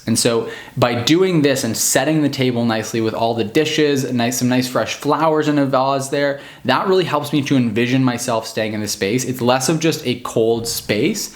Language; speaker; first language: English; native; English